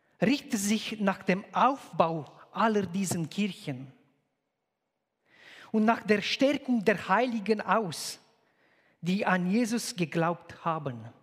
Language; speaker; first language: German; non-native, fluent; Romanian